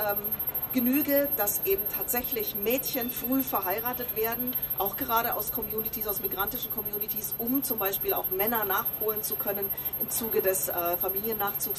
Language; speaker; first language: German; native; German